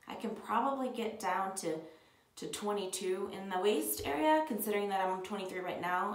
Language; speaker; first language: English; native; English